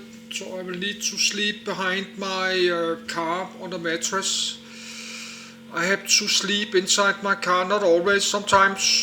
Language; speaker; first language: English; non-native, learner; Danish